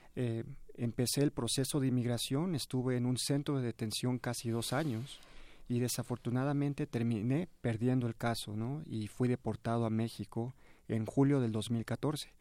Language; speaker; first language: Spanish; early bilingual, heritage; Spanish